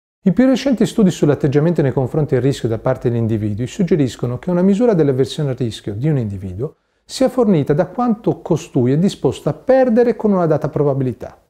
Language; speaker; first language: Italian; native; Italian